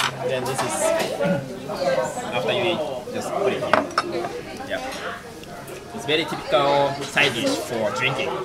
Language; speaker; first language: English; non-native, fluent; Japanese